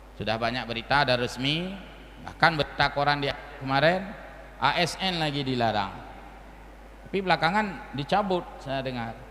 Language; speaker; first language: Malay; non-native, local second language; Achinese